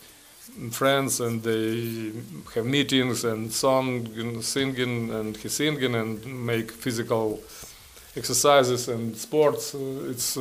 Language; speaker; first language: English; non-native, learner; Ukrainian